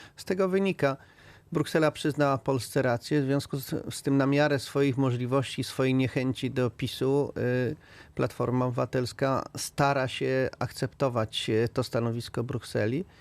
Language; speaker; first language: Polish; native; Polish